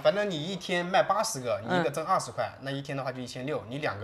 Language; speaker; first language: Chinese; native; Chinese